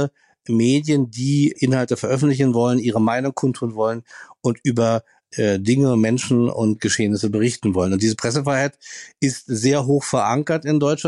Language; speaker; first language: German; native; German